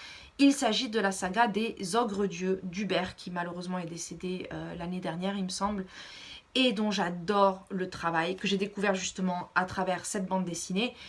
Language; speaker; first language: French; native; French